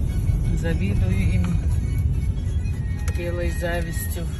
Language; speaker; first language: Russian; non-native, local second language; Chechen